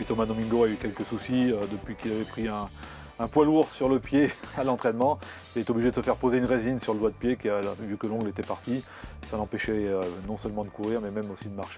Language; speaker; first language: French; native; French